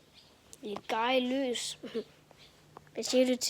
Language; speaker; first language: Danish; native; Danish